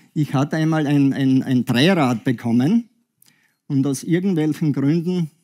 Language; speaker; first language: German; native; German